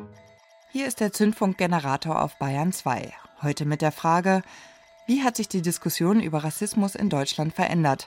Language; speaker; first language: German; native; German